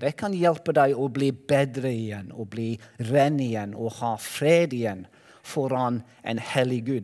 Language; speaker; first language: Norwegian; non-native, learner; Welsh